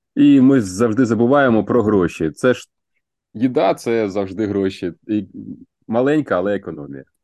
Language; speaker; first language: Ukrainian; native; Ukrainian